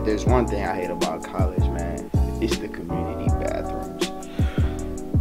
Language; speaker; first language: English; native; English